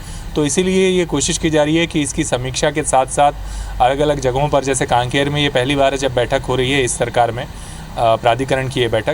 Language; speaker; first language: Hindi; native; Hindi